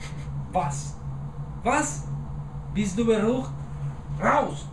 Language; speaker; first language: German; non-native, learner; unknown